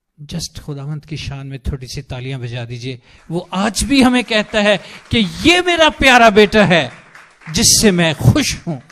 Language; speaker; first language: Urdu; non-native, local second language; Punjabi